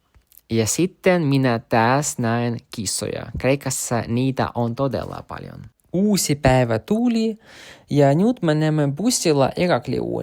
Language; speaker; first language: Finnish; non-native, learner; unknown